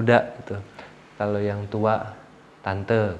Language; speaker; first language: Indonesian; native; Indonesian